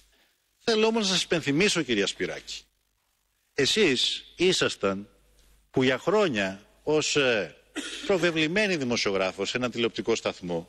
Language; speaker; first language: Greek; native; Greek